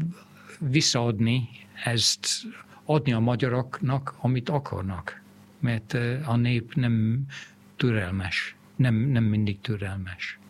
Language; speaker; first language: Hungarian; early bilingual, heritage; English